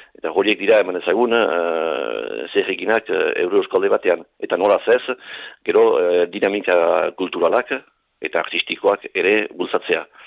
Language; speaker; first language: Basque; native; Basque